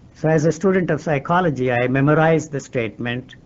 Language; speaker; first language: English; non-native, local second language; Telugu